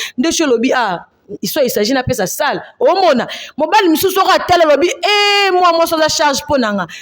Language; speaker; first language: Lingala; non-native, local second language; Swahili